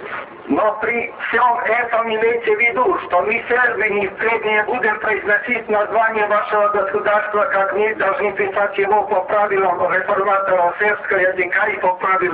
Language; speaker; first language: Russian; non-native, fluent; Serbian